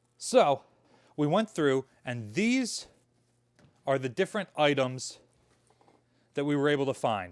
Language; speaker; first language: English; native; English